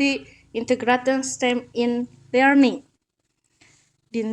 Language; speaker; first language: English; non-native, learner; Indonesian